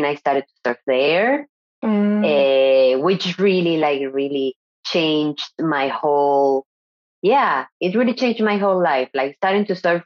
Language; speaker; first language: English; non-native, fluent; Spanish